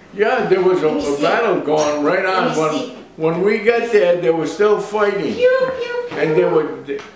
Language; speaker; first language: English; native; English